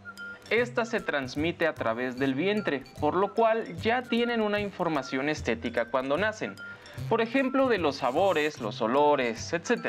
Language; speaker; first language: Spanish; native; Spanish